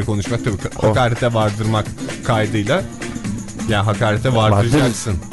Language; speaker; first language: Turkish; native; Turkish